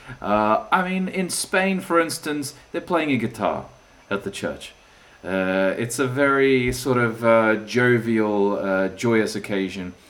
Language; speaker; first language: English; native; English